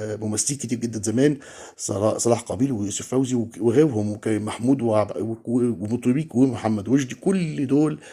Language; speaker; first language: Arabic; native; Arabic